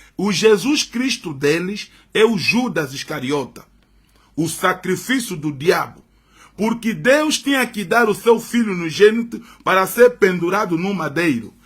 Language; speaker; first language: Portuguese; native; Portuguese